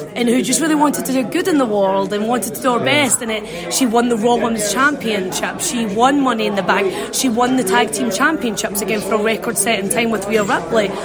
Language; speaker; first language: English; native; English